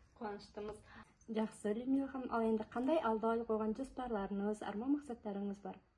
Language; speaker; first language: Kazakh; native; Kazakh